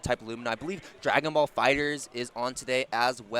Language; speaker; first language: English; native; English